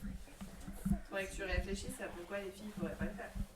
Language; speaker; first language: French; native; French